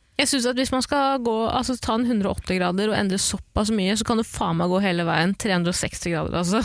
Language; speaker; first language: Norwegian; early bilingual, other home language; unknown